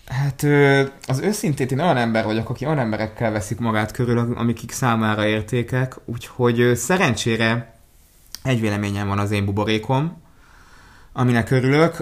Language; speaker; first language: Hungarian; early bilingual, other home language; Hebrew